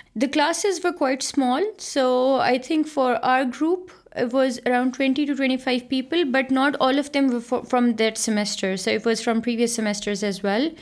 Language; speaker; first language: English; non-native, local second language; Punjabi